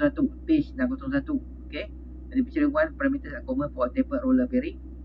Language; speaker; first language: English; non-native, local second language; Malay